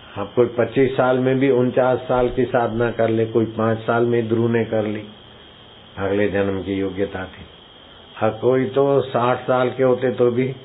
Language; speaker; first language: Hindi; native; Hindi